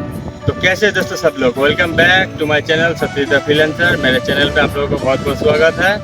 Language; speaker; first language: Hindi; non-native, local second language; Bangla